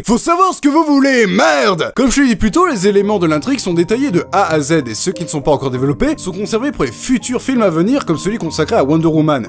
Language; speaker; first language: French; native; French